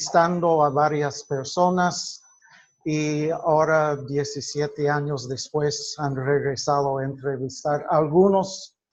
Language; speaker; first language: Spanish; non-native, fluent; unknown